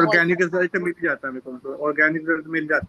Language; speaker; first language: Hindi; native; Hindi